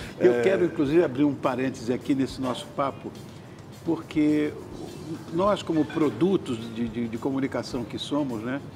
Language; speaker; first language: Portuguese; native; Portuguese